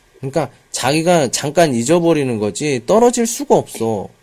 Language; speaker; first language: Korean; native; Korean